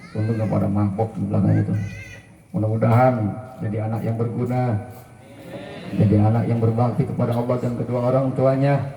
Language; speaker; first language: Indonesian; native; Indonesian